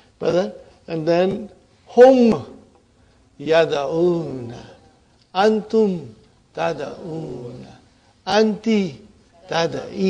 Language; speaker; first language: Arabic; non-native, fluent; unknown